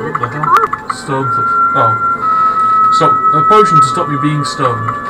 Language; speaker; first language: English; native; English